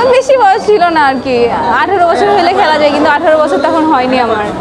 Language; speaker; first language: Bangla; native; Bangla